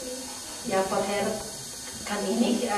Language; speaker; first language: German; non-native, learner; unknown